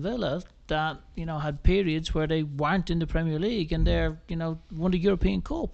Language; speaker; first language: English; native; English